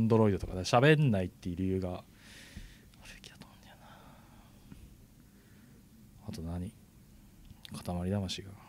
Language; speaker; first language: Japanese; native; Japanese